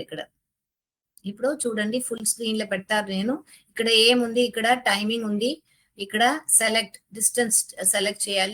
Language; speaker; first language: Telugu; non-native, learner; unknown